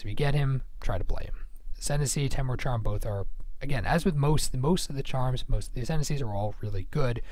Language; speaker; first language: English; native; English